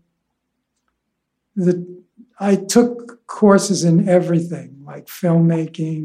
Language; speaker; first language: English; native; English